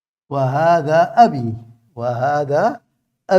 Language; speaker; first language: Arabic; non-native, fluent; English